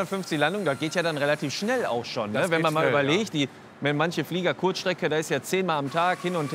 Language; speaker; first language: German; native; German